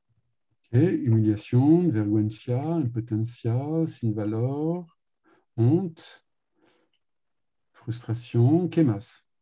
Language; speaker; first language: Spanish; non-native, learner; French